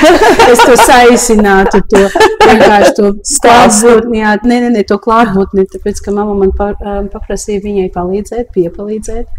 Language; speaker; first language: Latvian; early bilingual, heritage; Latvian